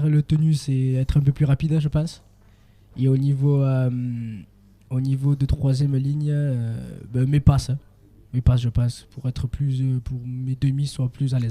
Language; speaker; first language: French; native; French